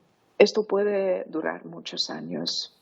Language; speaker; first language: Spanish; non-native, fluent; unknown